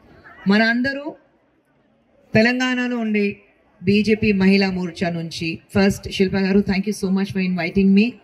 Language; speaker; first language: Telugu; non-native, fluent; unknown